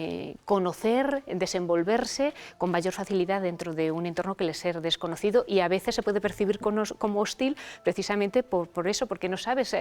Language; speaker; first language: Spanish; native; Spanish